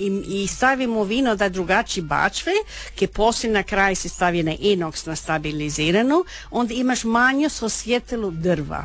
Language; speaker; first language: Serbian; early bilingual, heritage; Croatian